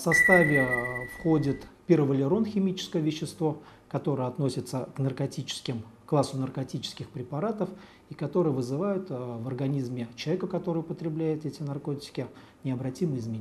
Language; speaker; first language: Russian; native; Russian